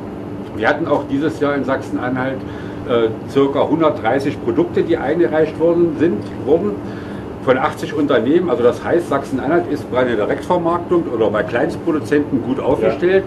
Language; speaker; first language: German; native; German